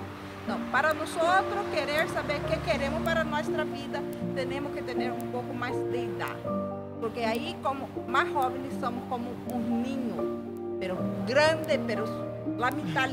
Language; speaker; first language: Spanish; non-native, learner; Portuguese